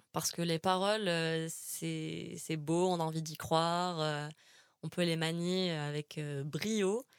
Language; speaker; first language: French; non-native, local second language; Arabic